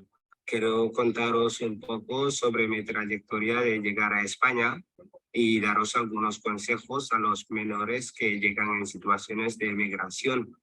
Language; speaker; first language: Spanish; non-native, local second language; Portuguese